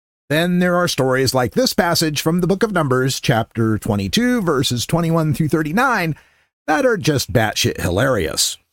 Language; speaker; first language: English; native; English